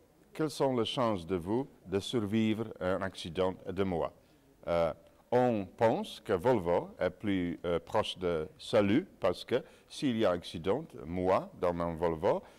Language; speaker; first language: French; non-native, fluent; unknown